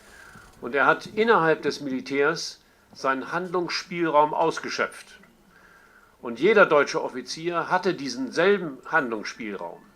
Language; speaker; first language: German; native; German